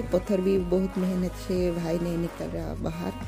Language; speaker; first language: Hindi; non-native, local second language; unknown